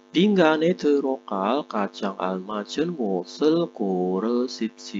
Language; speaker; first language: Korean; non-native, fluent; Indonesian